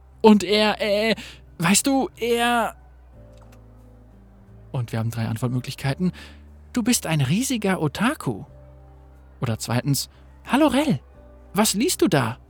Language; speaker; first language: German; native; German